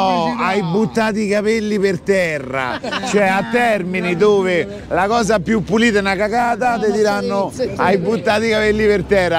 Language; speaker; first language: Italian; native; Italian